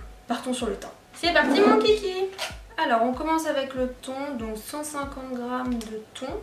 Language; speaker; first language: French; native; French